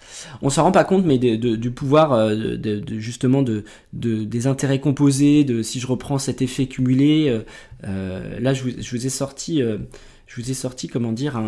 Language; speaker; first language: French; native; French